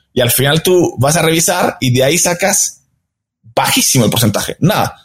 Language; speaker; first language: Spanish; non-native, fluent; Italian